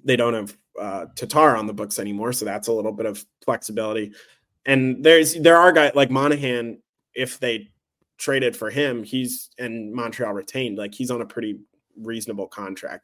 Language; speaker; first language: English; native; English